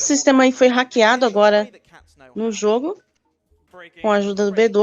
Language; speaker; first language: Portuguese; native; Portuguese